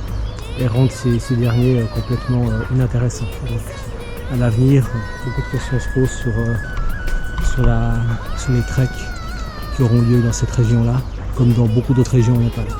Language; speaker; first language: French; native; French